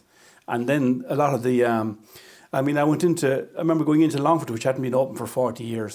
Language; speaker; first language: English; native; English